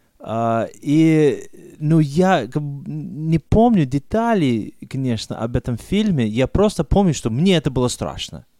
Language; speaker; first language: Russian; non-native, fluent; English